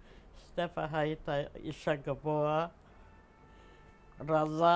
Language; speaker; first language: Hebrew; non-native, fluent; Polish